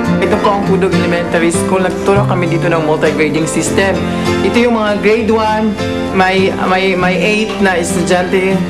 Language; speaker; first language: Filipino; non-native, local second language; Cebuano